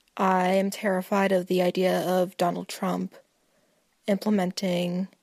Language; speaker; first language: English; native; English